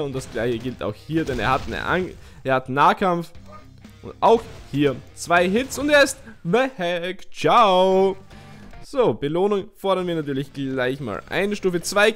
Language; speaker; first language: German; native; German